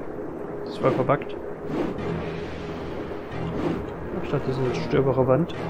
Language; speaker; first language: German; native; German